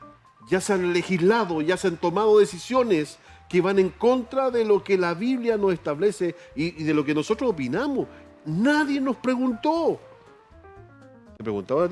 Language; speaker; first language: Spanish; native; Spanish